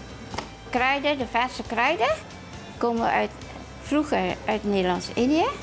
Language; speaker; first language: Dutch; non-native, fluent; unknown